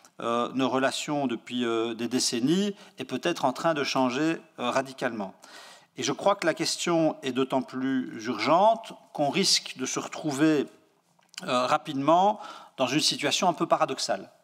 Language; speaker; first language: French; native; French